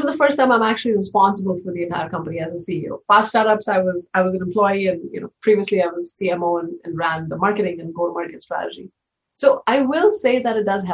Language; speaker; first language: English; non-native, local second language; Hindi